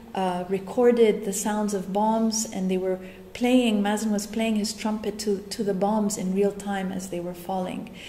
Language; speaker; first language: English; non-native, local second language; Arabic